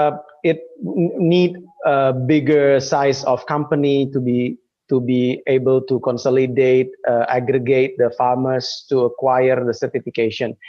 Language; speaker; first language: English; non-native, fluent; Indonesian